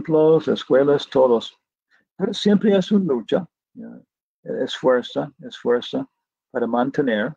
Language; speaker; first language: Spanish; non-native, fluent; English